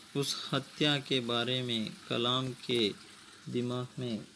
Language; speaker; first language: Hindi; non-native, local second language; Kannada